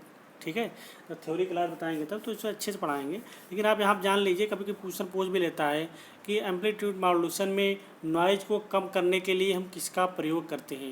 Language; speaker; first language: Hindi; native; Hindi